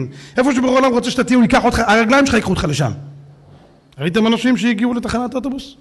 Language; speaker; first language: Hebrew; native; Hebrew